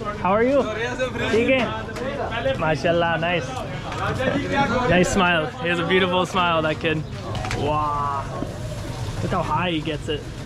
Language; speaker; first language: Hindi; non-native, fluent; English